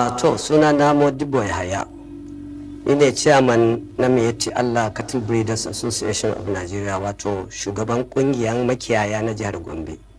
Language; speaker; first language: Hausa; non-native, local second language; Fula